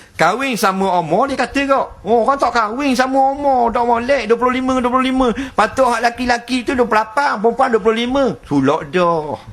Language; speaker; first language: Malay; native; Malay